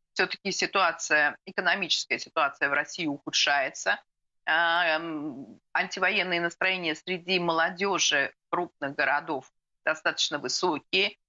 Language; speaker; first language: Russian; native; Russian